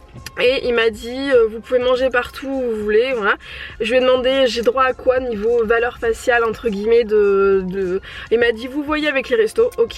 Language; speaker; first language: French; native; French